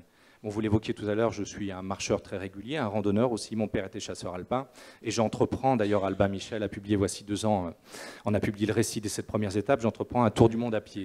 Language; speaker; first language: French; native; French